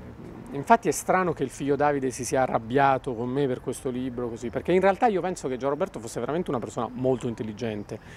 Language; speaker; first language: Italian; native; Italian